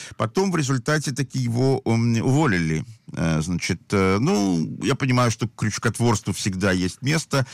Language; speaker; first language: Russian; native; Russian